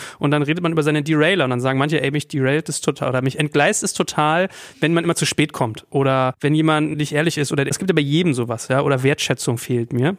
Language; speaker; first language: German; native; German